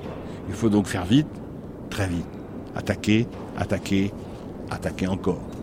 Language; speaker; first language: French; native; French